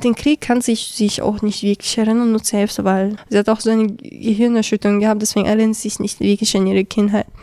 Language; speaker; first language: German; early bilingual, other home language; Chechen